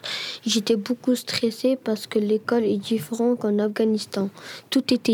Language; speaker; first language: French; early bilingual, other home language; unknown